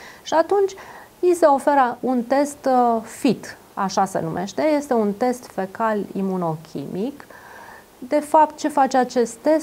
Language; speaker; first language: Romanian; native; Romanian